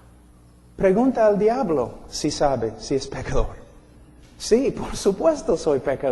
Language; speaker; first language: Spanish; non-native, fluent; English